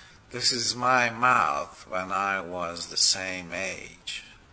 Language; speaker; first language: English; non-native, fluent; Hungarian